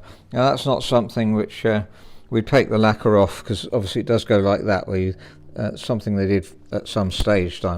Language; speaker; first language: English; native; English